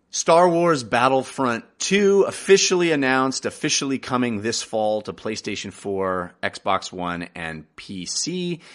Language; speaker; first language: English; native; English